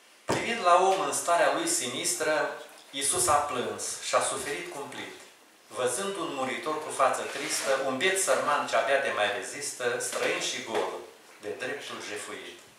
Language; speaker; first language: Romanian; native; Romanian